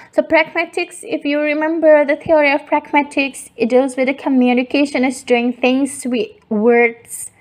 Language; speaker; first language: English; non-native, fluent; Indonesian